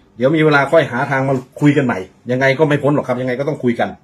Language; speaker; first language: Thai; native; Thai